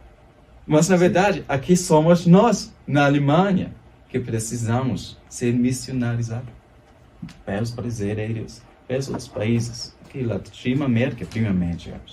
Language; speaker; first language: Portuguese; non-native, fluent; German